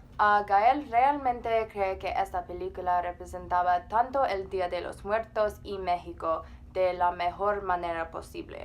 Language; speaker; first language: Spanish; non-native, learner; English